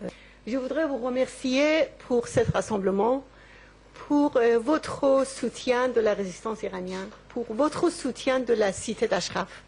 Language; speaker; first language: French; non-native, learner; Persian